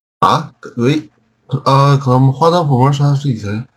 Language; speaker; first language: Korean; non-native, learner; Chinese